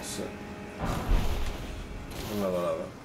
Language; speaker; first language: Spanish; native; Spanish